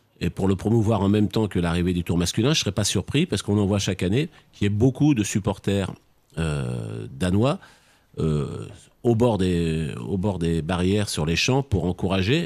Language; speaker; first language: French; native; French